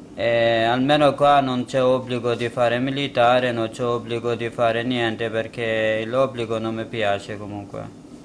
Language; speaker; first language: Italian; non-native, learner; Kurdish